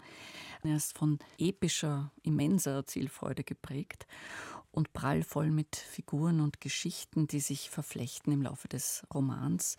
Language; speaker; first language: German; native; German